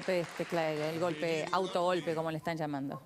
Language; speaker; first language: Spanish; native; Spanish